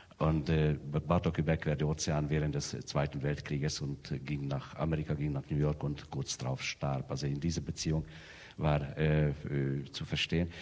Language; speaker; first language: German; non-native, fluent; Hungarian